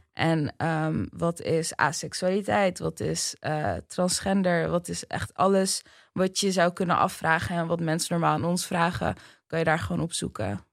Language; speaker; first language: Dutch; early bilingual, other home language; Turkish